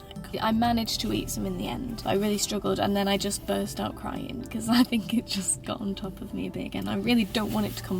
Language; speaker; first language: English; native; English